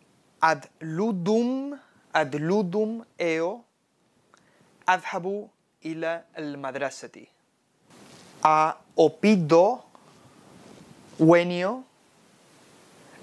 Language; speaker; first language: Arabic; non-native, fluent; Spanish